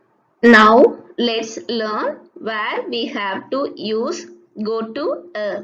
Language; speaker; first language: English; non-native, local second language; Tamil